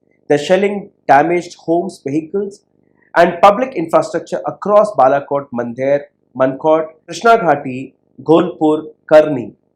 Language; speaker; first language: English; non-native, local second language; Tamil